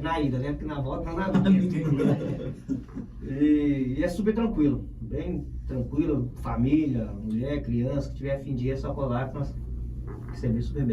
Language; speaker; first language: Portuguese; native; Portuguese